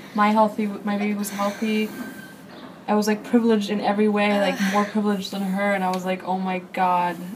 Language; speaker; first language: English; early bilingual, other home language; German